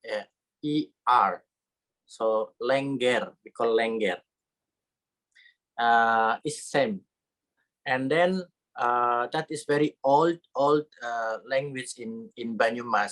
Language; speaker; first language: English; non-native, learner; Indonesian